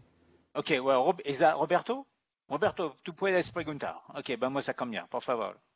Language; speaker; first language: Spanish; non-native, fluent; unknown